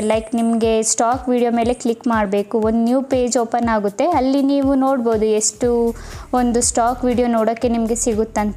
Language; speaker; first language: Kannada; native; Kannada